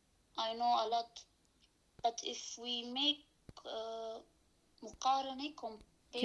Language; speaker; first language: English; non-native, learner; Arabic